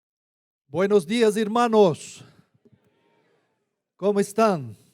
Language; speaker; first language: Spanish; non-native, learner; Portuguese